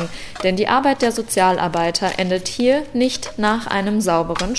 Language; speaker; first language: German; native; German